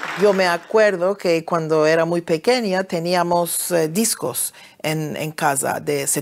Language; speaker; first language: Spanish; early bilingual, heritage; Ladino